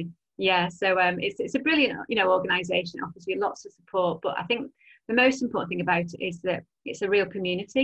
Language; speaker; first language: English; native; English